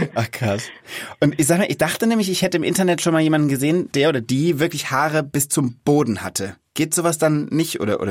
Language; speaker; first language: German; native; German